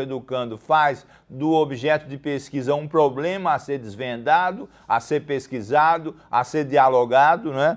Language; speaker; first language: Portuguese; native; Portuguese